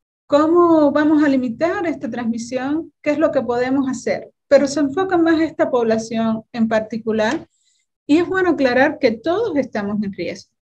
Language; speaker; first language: Spanish; native; Spanish